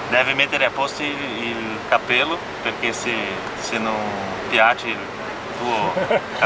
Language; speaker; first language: Italian; non-native, learner; Portuguese